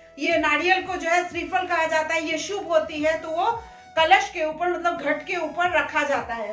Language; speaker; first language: Hindi; non-native, local second language; Bangla